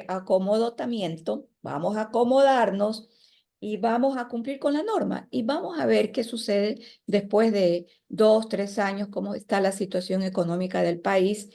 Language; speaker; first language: Spanish; native; Spanish